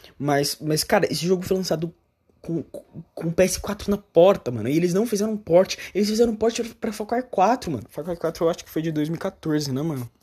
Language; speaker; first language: Portuguese; native; Portuguese